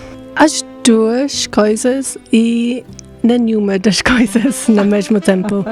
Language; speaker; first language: Portuguese; non-native, fluent; English